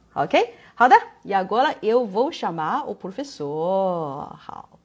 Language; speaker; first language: Portuguese; non-native, fluent; Chinese